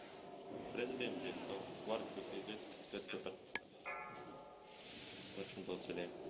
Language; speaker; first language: Bulgarian; native; Bulgarian